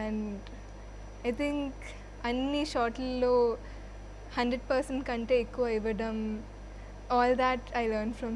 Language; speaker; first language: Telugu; non-native, fluent; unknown